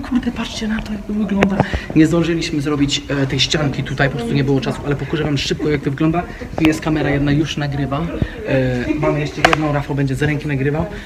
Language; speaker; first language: Polish; early bilingual, heritage; Polish